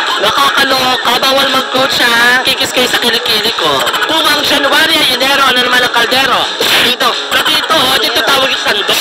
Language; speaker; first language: Filipino; native; Filipino